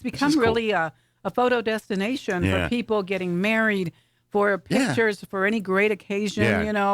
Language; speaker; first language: English; native; English